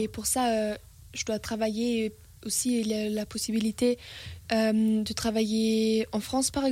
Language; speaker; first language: French; non-native, learner; German